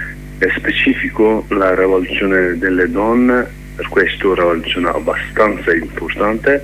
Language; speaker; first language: Italian; non-native, learner; Kurdish